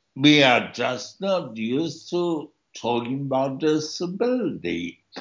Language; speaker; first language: English; early bilingual, other home language; German